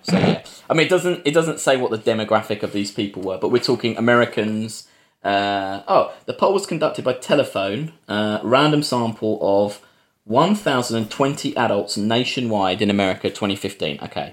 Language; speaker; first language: English; native; English